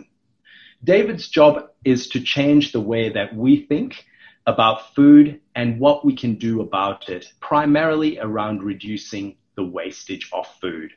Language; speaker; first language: English; non-native, local second language; Sinhala